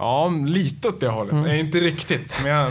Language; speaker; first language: Swedish; native; Swedish